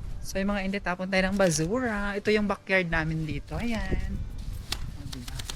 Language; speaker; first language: Filipino; non-native, local second language; Cebuano